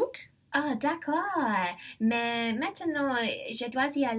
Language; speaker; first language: French; non-native, learner; English